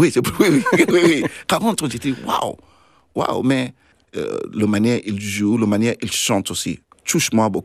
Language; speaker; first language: French; non-native, learner; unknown